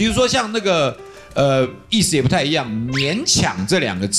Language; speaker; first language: Chinese; native; Chinese